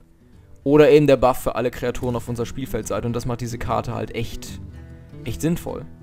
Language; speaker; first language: German; native; German